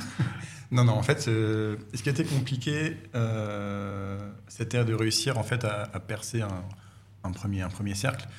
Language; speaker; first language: French; native; French